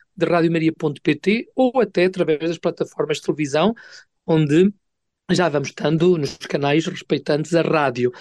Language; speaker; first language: Portuguese; native; Portuguese